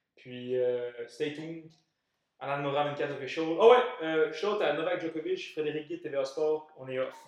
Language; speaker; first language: French; native; French